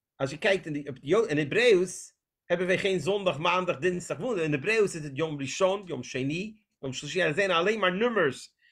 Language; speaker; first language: Dutch; non-native, fluent; English